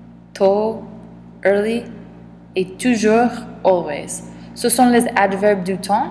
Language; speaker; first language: French; non-native, learner; English